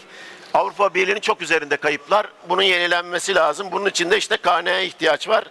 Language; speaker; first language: Turkish; native; Turkish